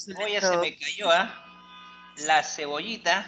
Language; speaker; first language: Spanish; native; Spanish